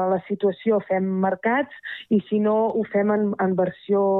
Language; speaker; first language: Catalan; native; Catalan